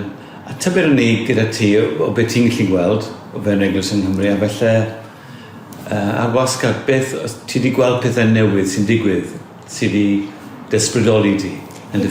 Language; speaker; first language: Welsh; native; Welsh